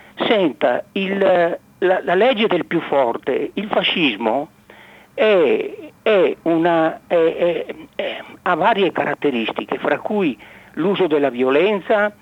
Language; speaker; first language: Italian; native; Italian